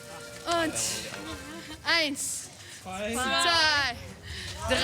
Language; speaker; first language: German; non-native, fluent; French